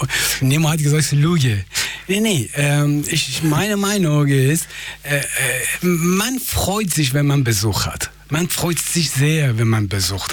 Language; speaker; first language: German; non-native, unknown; Persian